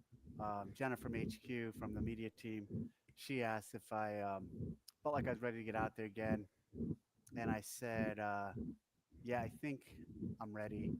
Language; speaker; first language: English; native; English